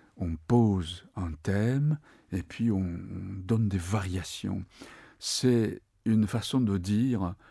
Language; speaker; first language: French; non-native, fluent; Japanese